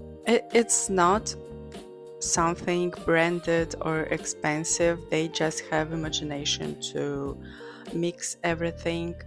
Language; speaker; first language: English; non-native, fluent; Georgian